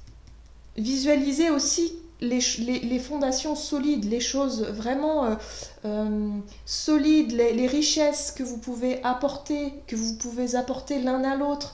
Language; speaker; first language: French; native; French